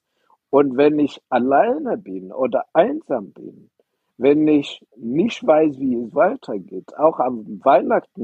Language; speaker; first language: German; non-native, fluent; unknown